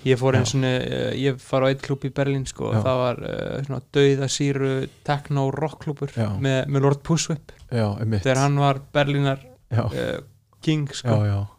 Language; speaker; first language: Icelandic; early bilingual, other home language; Portuguese